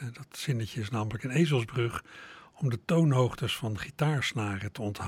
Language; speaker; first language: Dutch; native; Dutch